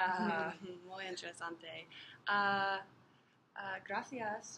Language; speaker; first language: Spanish; non-native, learner; English